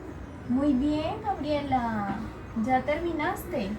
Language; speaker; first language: Spanish; native; Spanish